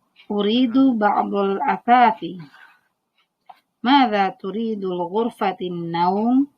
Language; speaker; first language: Arabic; non-native, learner; Indonesian